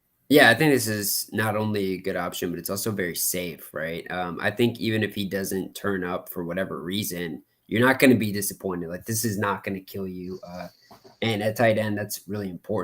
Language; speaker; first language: English; native; English